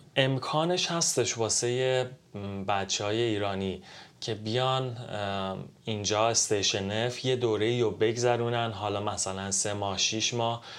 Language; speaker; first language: Persian; native; Persian